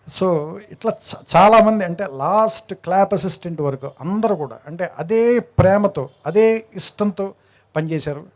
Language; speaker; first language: Telugu; native; Telugu